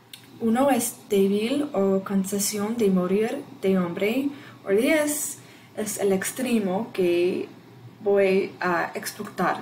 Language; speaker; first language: Spanish; non-native, learner; English